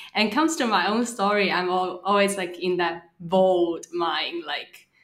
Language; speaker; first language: English; non-native, local second language; Cantonese